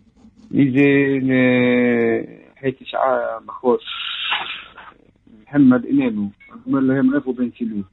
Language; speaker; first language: Hebrew; non-native, local second language; Arabic